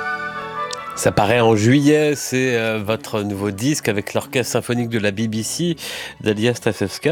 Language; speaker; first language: French; native; French